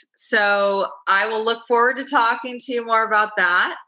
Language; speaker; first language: English; native; English